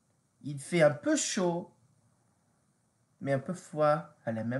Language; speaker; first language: French; non-native, fluent; English